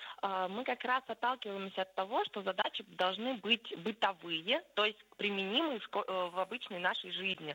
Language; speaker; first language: Russian; native; Russian